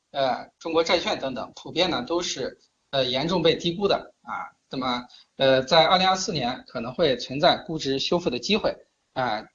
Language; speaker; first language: Chinese; native; Chinese